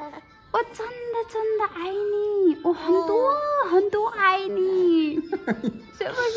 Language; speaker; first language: Chinese; non-native, learner; Nepali